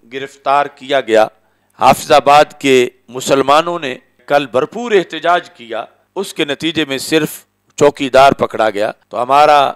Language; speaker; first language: Urdu; non-native, local second language; Punjabi